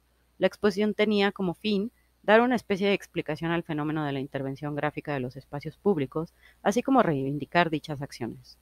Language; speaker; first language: Spanish; native; Spanish